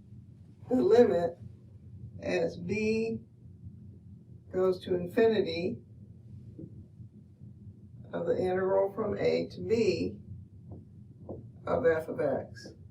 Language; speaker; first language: English; native; English